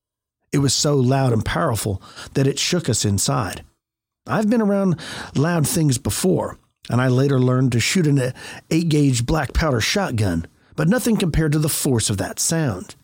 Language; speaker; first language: English; native; English